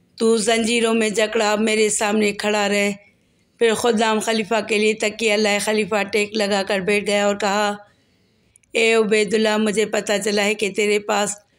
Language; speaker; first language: Urdu; native; Urdu